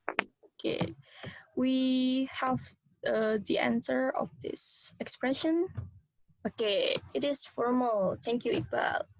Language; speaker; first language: English; non-native, learner; Indonesian